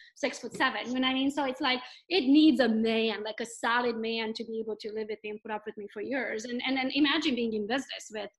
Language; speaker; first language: English; non-native, fluent; Romanian